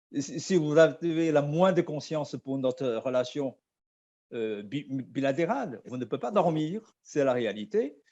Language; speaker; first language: French; non-native, fluent; Chinese